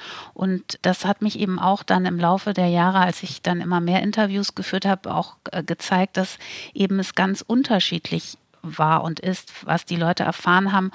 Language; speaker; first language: German; native; German